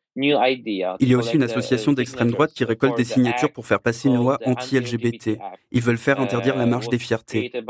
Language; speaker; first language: French; non-native, fluent; Polish